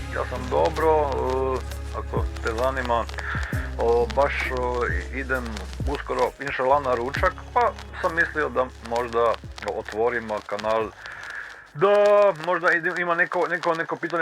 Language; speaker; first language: Croatian; native; Croatian